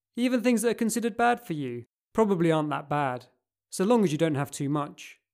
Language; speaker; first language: English; native; English